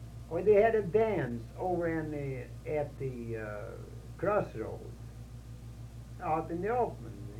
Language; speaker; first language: English; non-native, fluent; Swedish